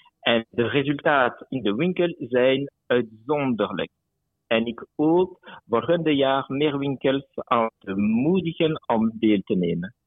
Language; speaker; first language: Dutch; non-native, local second language; French